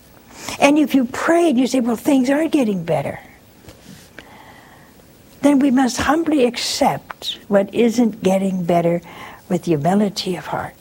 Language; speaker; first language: English; native; English